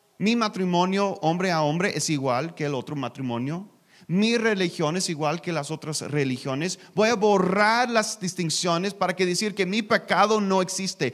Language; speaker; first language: Spanish; non-native, learner; English